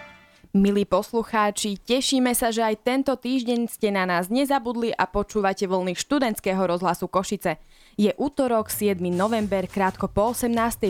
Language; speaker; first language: Slovak; native; Slovak